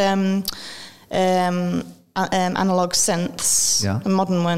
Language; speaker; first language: English; native; English